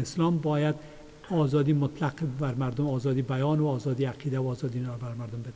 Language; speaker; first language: Persian; native; Persian